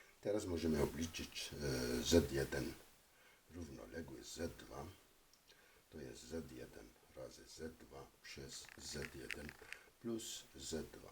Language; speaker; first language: Polish; non-native, learner; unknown